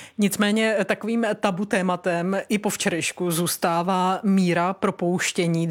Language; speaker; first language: Czech; native; Czech